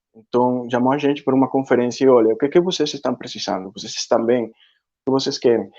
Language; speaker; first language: Portuguese; non-native, fluent; Spanish